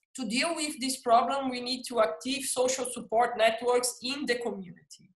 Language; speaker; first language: English; non-native, fluent; Portuguese